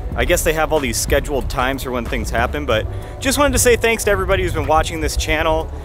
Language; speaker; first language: English; native; English